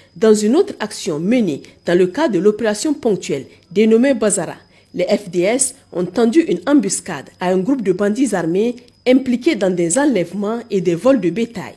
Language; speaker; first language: French; non-native, local second language; Hausa